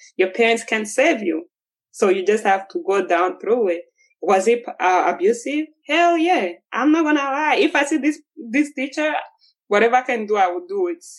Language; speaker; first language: English; non-native, local second language; Kinyarwanda